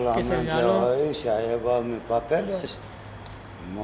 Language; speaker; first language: Spanish; non-native, learner; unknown